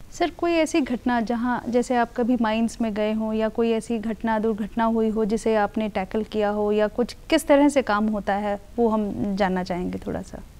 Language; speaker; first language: Hindi; native; Hindi